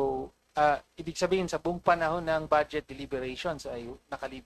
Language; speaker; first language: Filipino; native; Filipino